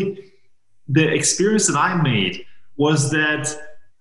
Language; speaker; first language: English; non-native, fluent; German